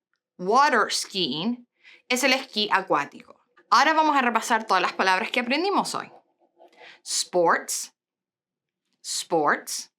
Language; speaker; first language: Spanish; non-native, fluent; English